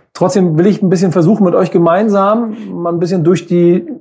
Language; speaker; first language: German; native; German